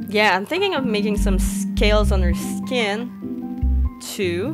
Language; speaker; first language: English; non-native, fluent; French